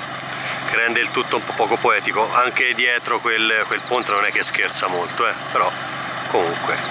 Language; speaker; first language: Italian; native; Italian